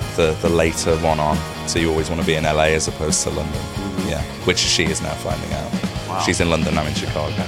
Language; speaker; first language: English; native; English